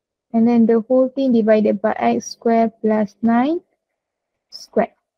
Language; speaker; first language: English; non-native, local second language; Malay